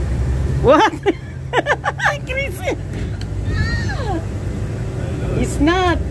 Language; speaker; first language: English; non-native, learner; Cebuano